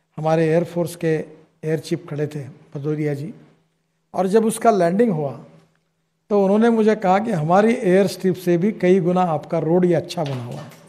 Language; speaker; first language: Hindi; non-native, local second language; Marathi